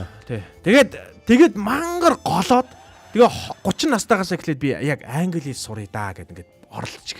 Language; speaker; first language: Mongolian; native; Mongolian